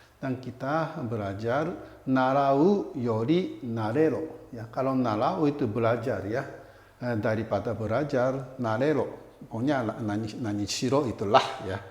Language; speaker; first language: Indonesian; non-native, fluent; Japanese